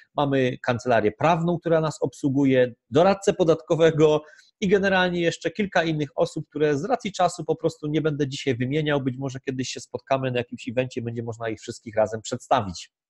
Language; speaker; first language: Polish; native; Polish